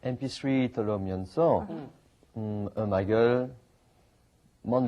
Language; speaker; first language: Korean; non-native, learner; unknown